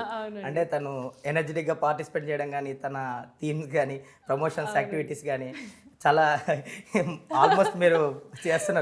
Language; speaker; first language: Telugu; native; Telugu